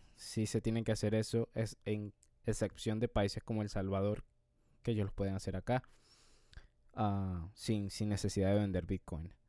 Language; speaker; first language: Spanish; native; Spanish